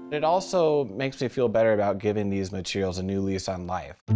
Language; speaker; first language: English; native; English